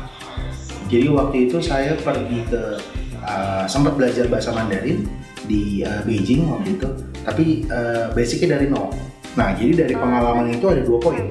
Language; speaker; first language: Indonesian; native; Indonesian